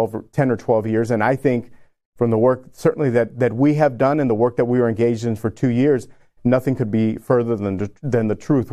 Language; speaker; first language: English; native; English